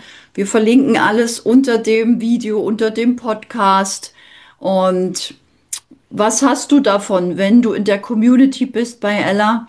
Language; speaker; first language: German; native; German